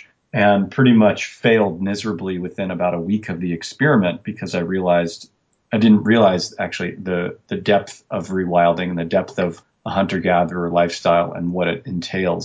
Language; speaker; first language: English; native; English